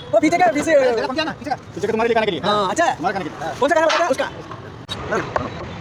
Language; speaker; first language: Hindi; non-native, local second language; Malayalam